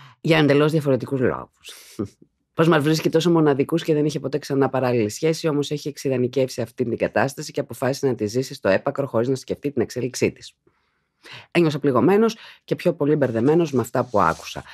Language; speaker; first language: Greek; native; Greek